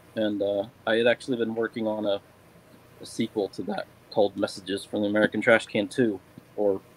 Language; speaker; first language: English; native; English